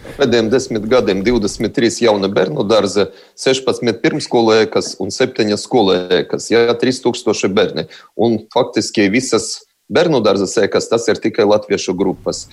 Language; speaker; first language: Latvian; non-native, local second language; Russian